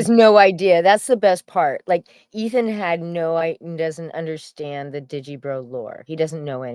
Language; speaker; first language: English; native; English